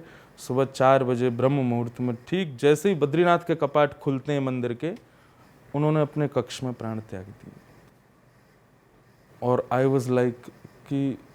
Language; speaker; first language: Hindi; native; Hindi